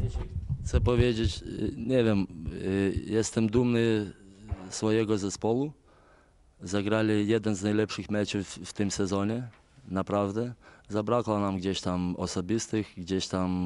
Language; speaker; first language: Polish; non-native, fluent; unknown